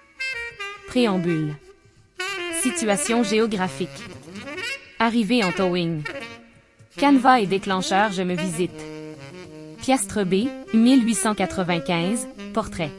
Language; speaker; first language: French; native; French